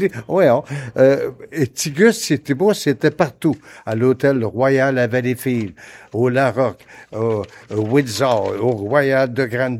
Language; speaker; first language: French; native; French